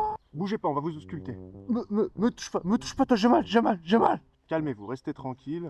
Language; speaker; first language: French; native; French